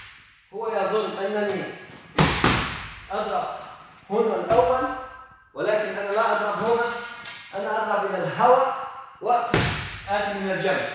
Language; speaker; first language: Arabic; non-native, learner; Polish